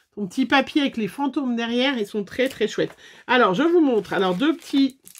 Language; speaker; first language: French; native; French